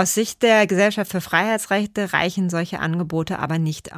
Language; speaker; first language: German; native; German